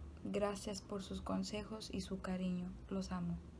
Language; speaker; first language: Spanish; early bilingual, other home language; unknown